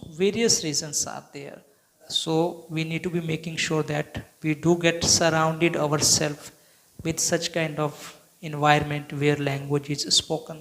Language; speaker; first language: English; non-native, local second language; Hindi